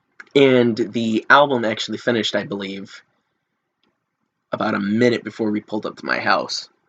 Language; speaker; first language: English; native; English